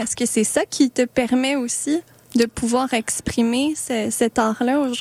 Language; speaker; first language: French; native; French